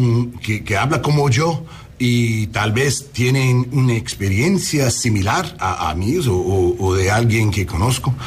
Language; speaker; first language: Spanish; non-native, learner; English